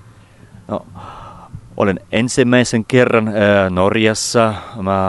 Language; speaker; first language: Finnish; non-native, fluent; Russian